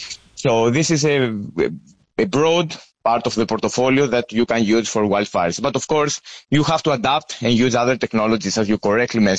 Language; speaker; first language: English; non-native, fluent; Greek